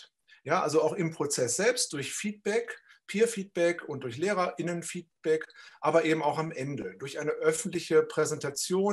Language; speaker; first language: German; native; German